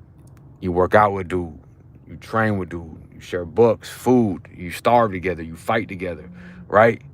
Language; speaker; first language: English; native; English